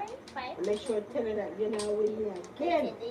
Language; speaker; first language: English; non-native, local second language; Jamaican Creole English